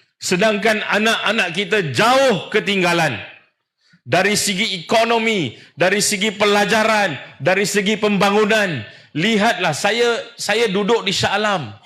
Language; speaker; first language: Malay; native; Malay